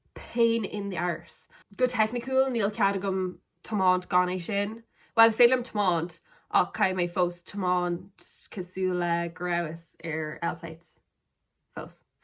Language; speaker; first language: Irish; non-native, local second language; English